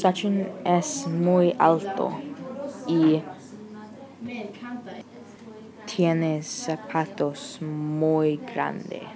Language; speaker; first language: Spanish; non-native, learner; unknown